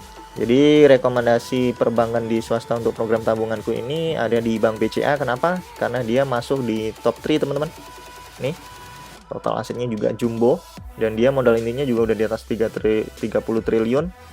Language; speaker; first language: Indonesian; native; Indonesian